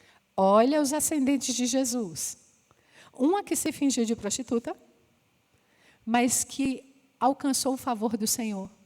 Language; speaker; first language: Portuguese; native; Portuguese